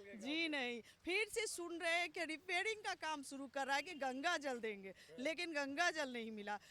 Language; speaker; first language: Hindi; non-native, local second language; Bangla